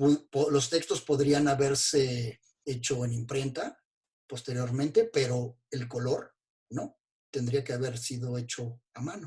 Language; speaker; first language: Spanish; native; Spanish